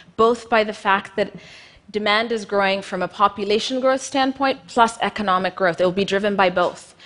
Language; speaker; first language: English; non-native, fluent; Amharic